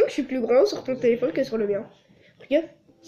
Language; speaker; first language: French; native; French